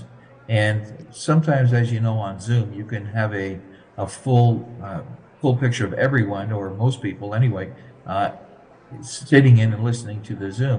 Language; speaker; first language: English; native; English